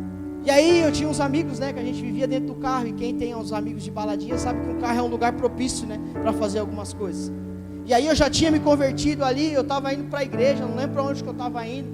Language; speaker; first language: Portuguese; native; Portuguese